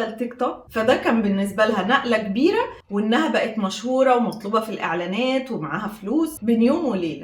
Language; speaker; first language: Arabic; native; Arabic